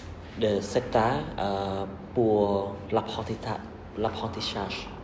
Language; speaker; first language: French; non-native, learner; Khmer